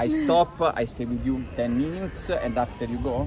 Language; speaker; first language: English; non-native, learner; Italian